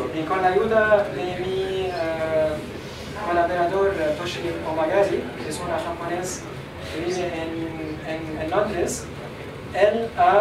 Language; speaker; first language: Spanish; non-native, learner; Arabic